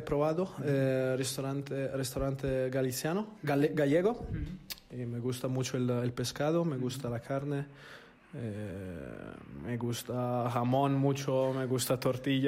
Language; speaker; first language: Spanish; non-native, fluent; Italian